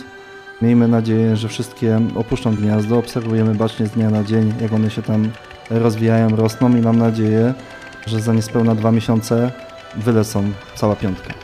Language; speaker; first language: Polish; native; Polish